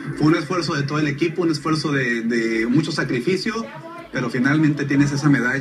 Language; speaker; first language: Spanish; native; Spanish